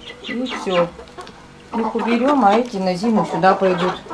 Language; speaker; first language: Russian; native; Russian